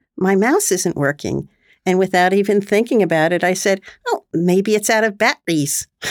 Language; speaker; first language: English; native; English